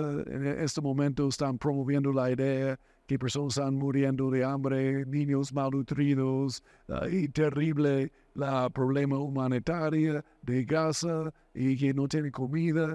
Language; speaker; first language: Spanish; non-native, fluent; English